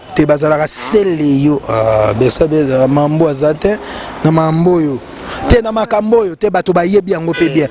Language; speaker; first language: Lingala; native; Lingala